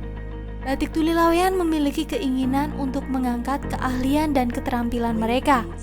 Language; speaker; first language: Indonesian; native; Indonesian